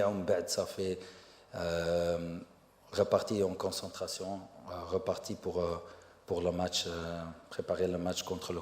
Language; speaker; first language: French; non-native, fluent; Arabic